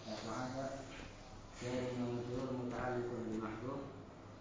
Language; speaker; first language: Arabic; non-native, learner; Indonesian